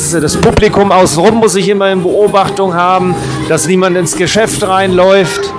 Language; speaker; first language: German; native; German